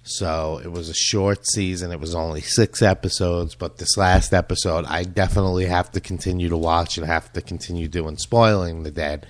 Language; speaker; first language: English; native; English